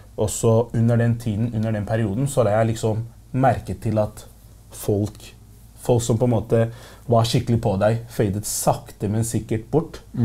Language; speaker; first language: Norwegian; early bilingual, other home language; Arabic